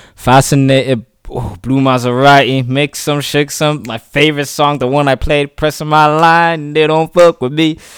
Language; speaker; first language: English; native; English